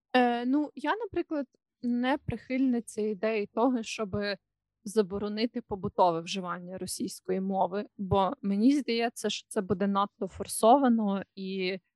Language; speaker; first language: Ukrainian; non-native, local second language; Russian